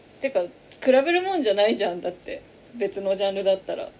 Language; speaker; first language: Japanese; native; Japanese